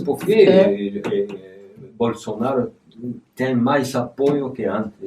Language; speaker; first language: Portuguese; non-native, fluent; French